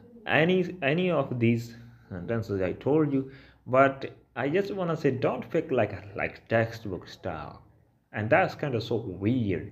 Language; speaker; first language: English; non-native, local second language; Punjabi